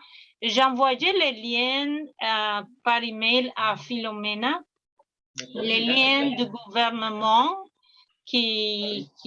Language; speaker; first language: French; non-native, fluent; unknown